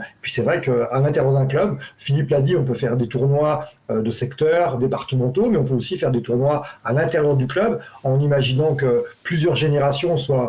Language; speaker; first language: French; native; French